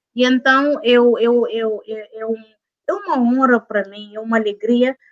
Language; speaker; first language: Portuguese; non-native, local second language; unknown